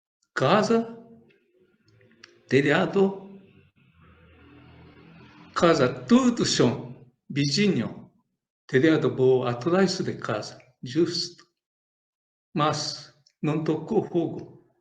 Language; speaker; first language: Portuguese; non-native, learner; Japanese